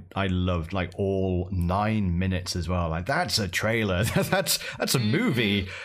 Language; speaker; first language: English; native; English